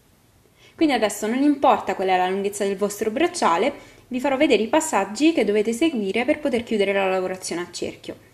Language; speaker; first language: Italian; native; Italian